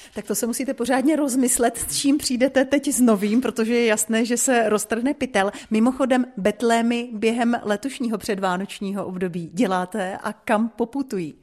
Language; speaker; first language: Czech; native; Czech